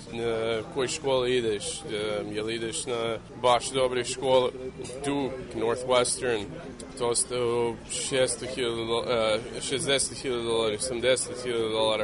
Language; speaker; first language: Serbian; early bilingual, heritage; English